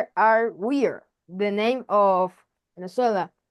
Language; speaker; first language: English; non-native, learner; Spanish